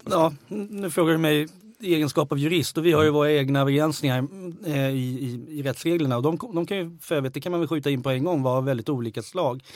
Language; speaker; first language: Swedish; native; Swedish